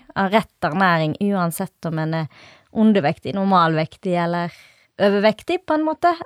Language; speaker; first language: Norwegian; native; Norwegian